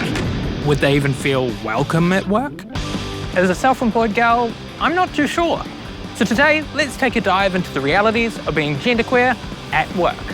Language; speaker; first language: English; native; English